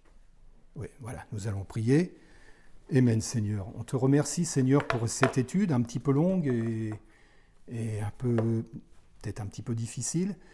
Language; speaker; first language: French; native; French